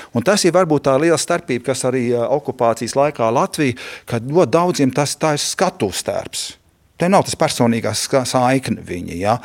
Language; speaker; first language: Latvian; early bilingual, heritage; Latvian